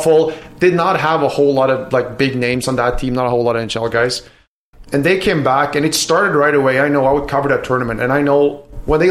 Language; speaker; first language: English; non-native, fluent; Swedish